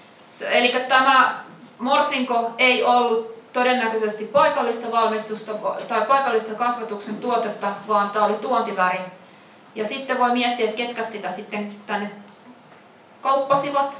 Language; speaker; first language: Finnish; native; Finnish